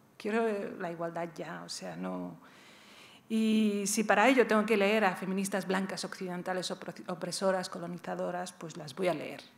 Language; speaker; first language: Spanish; early bilingual, other home language; Riffian